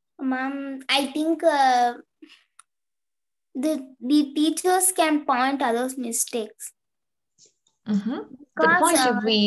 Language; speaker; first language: English; non-native, learner; Tamil